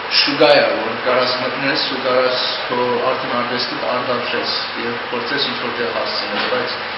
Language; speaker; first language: Armenian; early bilingual, heritage; Armenian